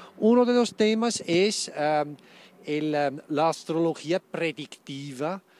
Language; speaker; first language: Spanish; non-native, fluent; German